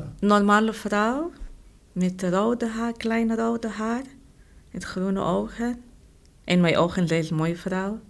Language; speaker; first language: Dutch; non-native, learner; Arabic